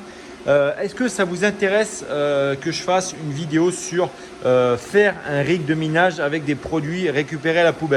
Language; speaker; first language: French; native; French